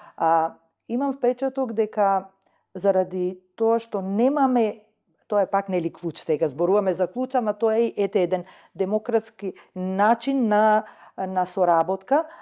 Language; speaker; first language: Macedonian; native; Macedonian